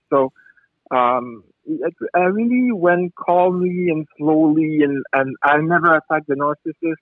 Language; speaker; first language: English; non-native, fluent; French